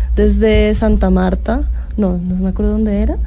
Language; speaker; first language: Spanish; native; Spanish